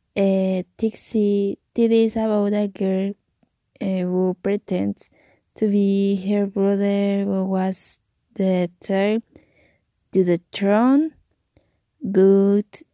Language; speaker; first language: English; non-native, learner; Spanish